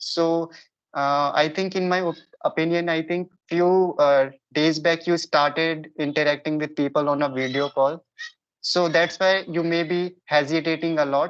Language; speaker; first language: English; non-native, local second language; Hindi